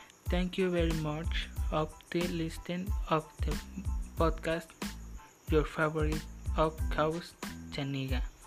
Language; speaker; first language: English; non-native, learner; Spanish